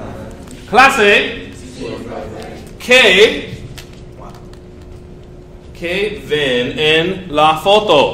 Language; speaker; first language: Spanish; non-native, fluent; English